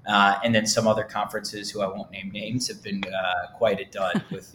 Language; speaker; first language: English; native; English